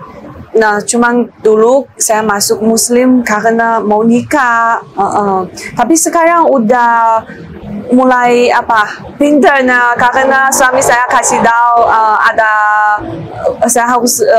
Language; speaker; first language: Indonesian; non-native, learner; Chinese